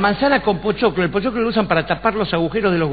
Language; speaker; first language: Spanish; native; Spanish